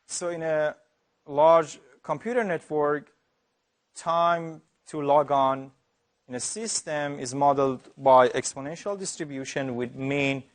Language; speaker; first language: English; non-native, fluent; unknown